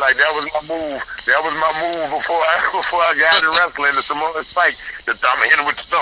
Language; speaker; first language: English; native; English